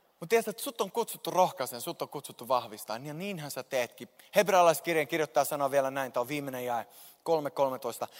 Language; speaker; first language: Finnish; native; Finnish